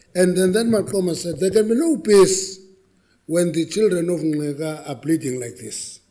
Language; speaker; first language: English; non-native, local second language; Xhosa